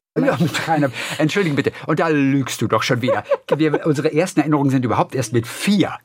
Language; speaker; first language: German; native; German